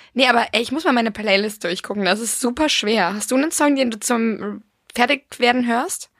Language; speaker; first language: German; non-native, fluent; English